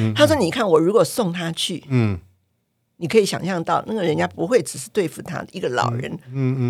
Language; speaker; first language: Chinese; native; Chinese